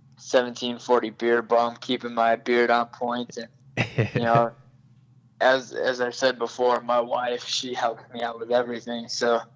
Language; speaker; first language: English; native; English